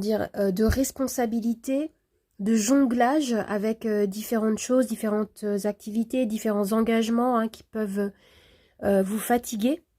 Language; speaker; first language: French; native; French